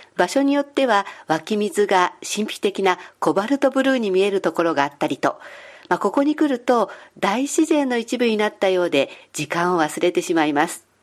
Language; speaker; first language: Japanese; native; Japanese